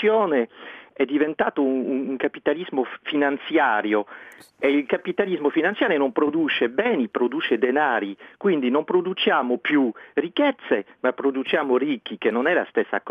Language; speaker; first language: Italian; non-native, fluent; French